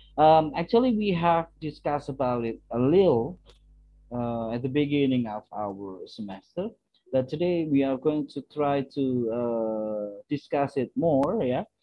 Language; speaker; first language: English; non-native, fluent; Indonesian